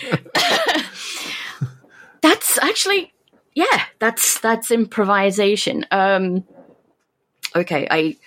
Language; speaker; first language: English; native; English